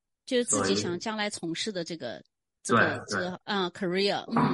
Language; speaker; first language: Chinese; native; Chinese